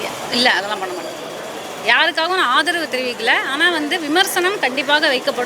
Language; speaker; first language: Tamil; native; Tamil